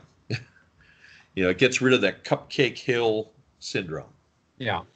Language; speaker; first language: English; native; English